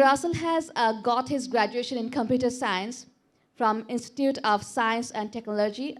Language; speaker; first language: English; non-native, local second language; Bangla